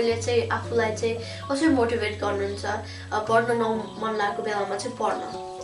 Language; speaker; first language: Nepali; early bilingual, heritage; Nepali